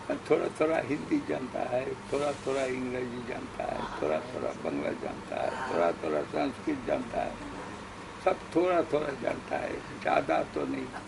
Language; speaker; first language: Hindi; non-native, local second language; Bangla